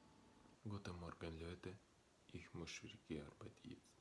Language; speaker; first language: German; non-native, learner; Russian